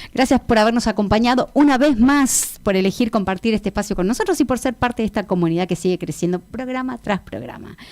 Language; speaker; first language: Spanish; native; Spanish